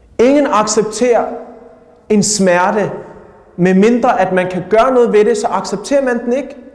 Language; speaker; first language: Danish; early bilingual, other home language; Urdu